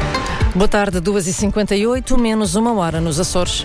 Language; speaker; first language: Portuguese; native; Portuguese